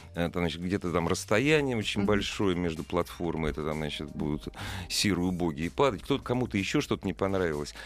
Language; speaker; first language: Russian; native; Russian